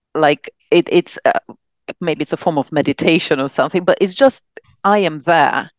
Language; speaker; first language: English; non-native, fluent; Romanian